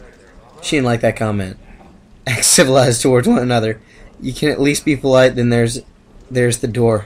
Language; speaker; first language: English; native; English